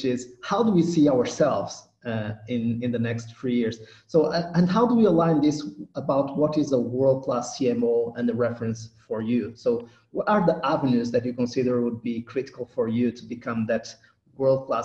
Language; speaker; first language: English; non-native, fluent; Portuguese